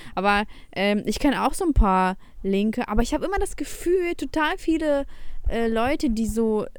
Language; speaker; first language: German; early bilingual, other home language; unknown